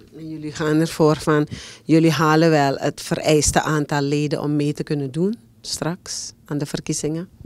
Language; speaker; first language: Dutch; native; Dutch